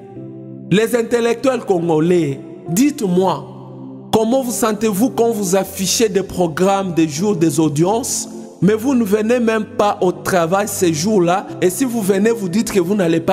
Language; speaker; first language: French; non-native, local second language; Swahili